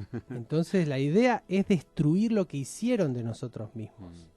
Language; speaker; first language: Spanish; native; Spanish